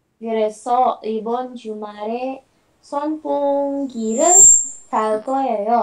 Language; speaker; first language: Korean; non-native, learner; Indonesian